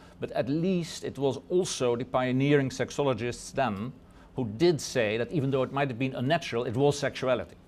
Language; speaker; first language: English; non-native, fluent; Dutch